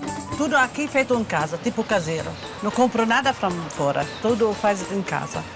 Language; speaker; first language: Portuguese; non-native, learner; Arabic